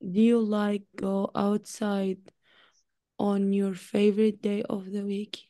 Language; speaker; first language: English; non-native, learner; Arabic